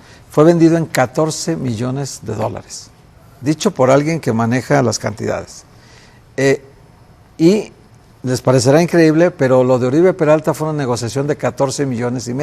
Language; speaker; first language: Spanish; native; Spanish